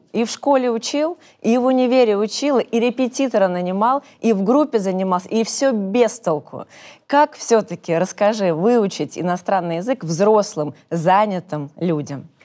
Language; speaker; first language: Russian; native; Russian